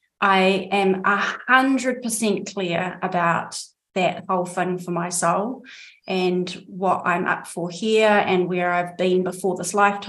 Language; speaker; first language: English; native; English